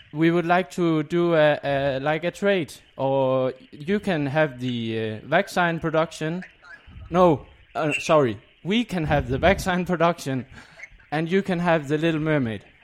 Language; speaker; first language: English; non-native, fluent; Danish